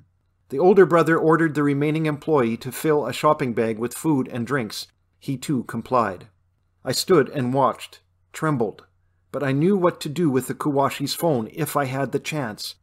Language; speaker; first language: English; native; English